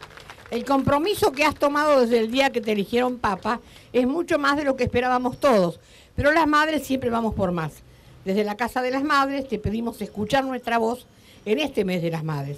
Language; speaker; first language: Spanish; native; Spanish